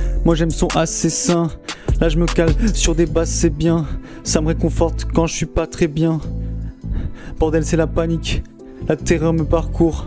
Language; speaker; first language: French; native; French